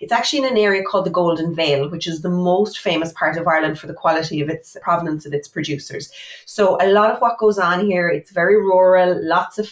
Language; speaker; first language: English; native; English